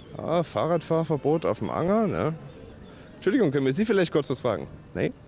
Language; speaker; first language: German; native; German